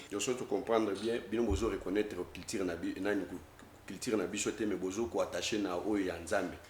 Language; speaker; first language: Lingala; native; Lingala